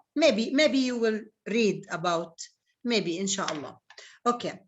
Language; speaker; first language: English; non-native, learner; Arabic